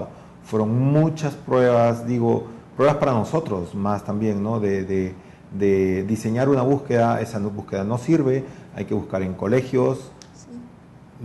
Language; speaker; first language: Spanish; native; Spanish